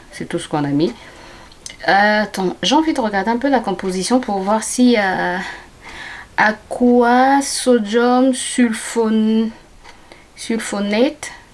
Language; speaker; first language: French; native; French